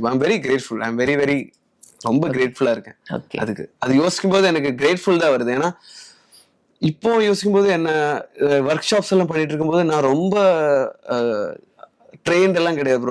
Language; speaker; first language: Tamil; non-native, learner; Malayalam